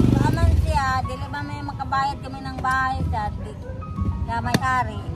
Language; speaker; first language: Filipino; non-native, local second language; Cebuano